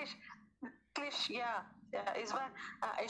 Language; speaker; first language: German; non-native, learner; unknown